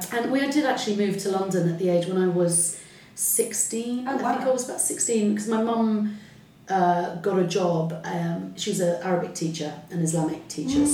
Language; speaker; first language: English; early bilingual, other home language; Arabic